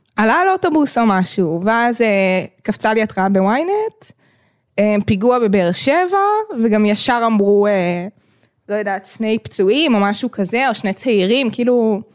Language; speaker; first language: Hebrew; native; Hebrew